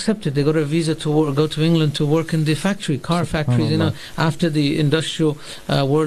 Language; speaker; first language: English; native; English